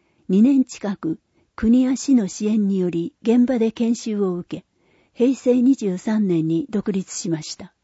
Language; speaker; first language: Japanese; native; Japanese